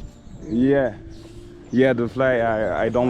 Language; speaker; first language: English; non-native, fluent; French